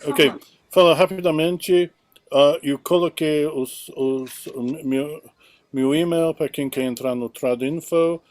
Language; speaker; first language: Portuguese; non-native, fluent; English